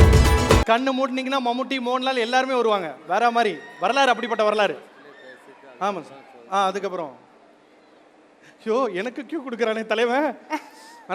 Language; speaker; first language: Tamil; native; Tamil